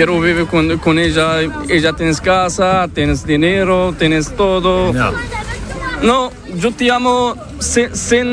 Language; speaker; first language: Spanish; non-native, learner; Arabic